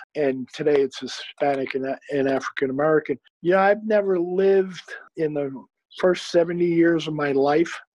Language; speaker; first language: English; native; English